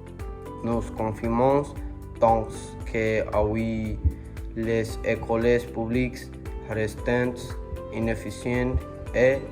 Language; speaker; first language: French; non-native, learner; Spanish